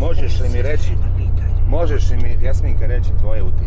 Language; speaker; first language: Bosnian; native; Bosnian